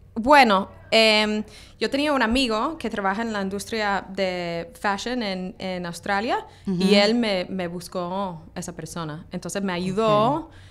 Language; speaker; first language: Spanish; non-native, fluent; English